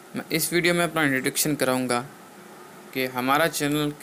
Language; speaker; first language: Hindi; non-native, local second language; Urdu